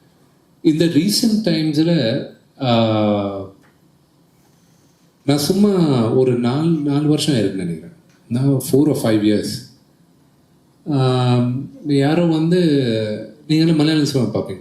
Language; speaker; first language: Tamil; early bilingual, heritage; Telugu